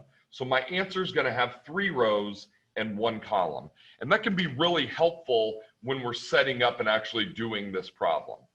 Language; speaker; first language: English; native; English